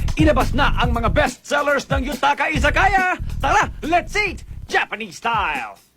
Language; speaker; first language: Filipino; native; Filipino